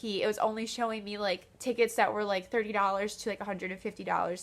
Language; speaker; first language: English; native; English